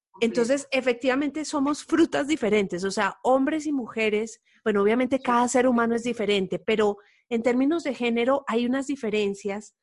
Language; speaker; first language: Spanish; native; Spanish